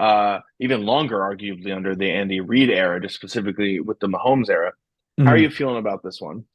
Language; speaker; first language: English; native; English